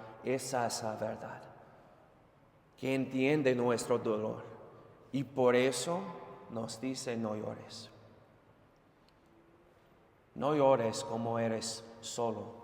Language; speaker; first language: Spanish; non-native, fluent; English